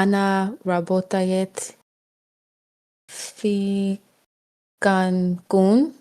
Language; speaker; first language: Russian; non-native, learner; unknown